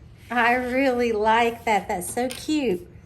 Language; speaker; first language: English; native; English